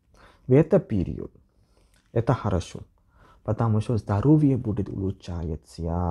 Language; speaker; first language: Russian; non-native, learner; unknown